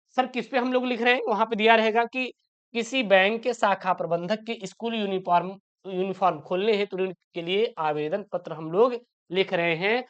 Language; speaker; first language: Hindi; native; Hindi